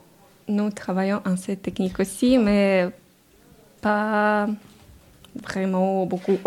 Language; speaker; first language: French; non-native, learner; Ukrainian